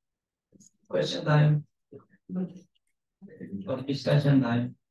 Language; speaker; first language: English; non-native, fluent; Indonesian